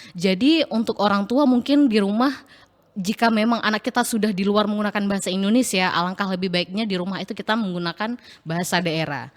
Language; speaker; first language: Indonesian; non-native, local second language; Achinese